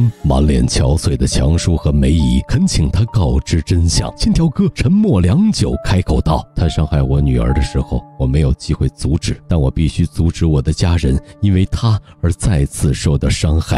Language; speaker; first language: Chinese; native; Chinese